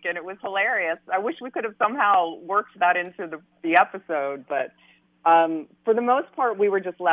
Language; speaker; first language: English; native; English